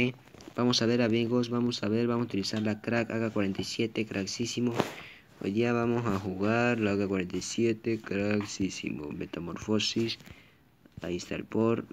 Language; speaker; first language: Spanish; native; Spanish